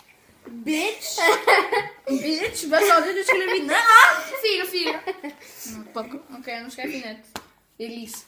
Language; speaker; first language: Norwegian; non-native, fluent; Arabic